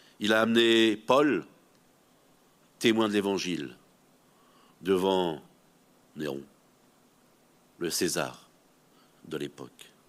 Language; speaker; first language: French; native; French